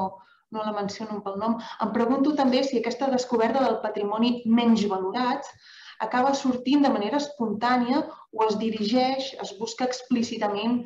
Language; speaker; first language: Catalan; native; Catalan